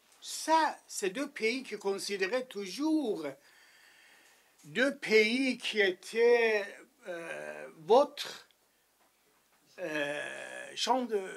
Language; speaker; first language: French; non-native, fluent; Persian